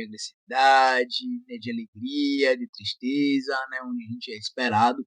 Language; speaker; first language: Portuguese; native; Portuguese